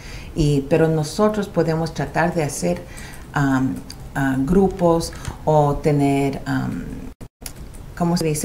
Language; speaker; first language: Spanish; early bilingual, heritage; Spanish